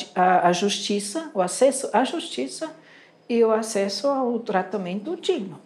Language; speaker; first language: Portuguese; non-native, fluent; German